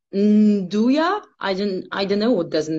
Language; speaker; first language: English; non-native, fluent; Polish